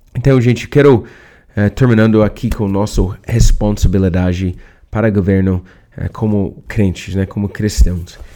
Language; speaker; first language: Portuguese; non-native, learner; English